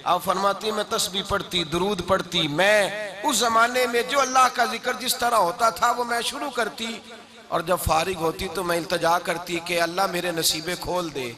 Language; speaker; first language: Hindi; non-native, local second language; Punjabi